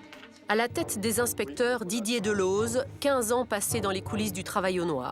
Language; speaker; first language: French; native; French